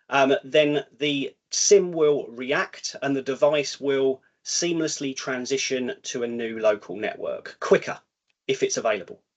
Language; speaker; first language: English; native; English